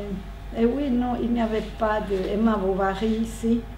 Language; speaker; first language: French; non-native, learner; Spanish